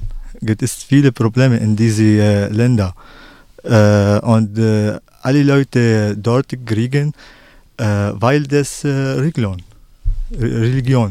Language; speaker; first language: German; non-native, learner; Arabic